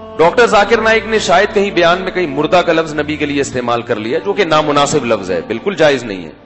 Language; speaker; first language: Urdu; native; Urdu